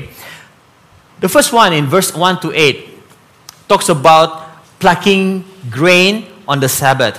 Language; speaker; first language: English; non-native, local second language; Malay